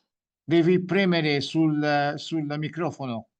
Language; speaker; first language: Italian; non-native, fluent; Maltese